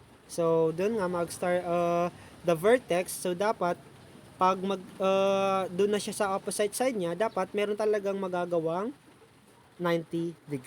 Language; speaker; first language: Filipino; native; Filipino